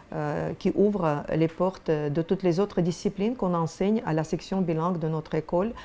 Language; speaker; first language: French; non-native, fluent; Russian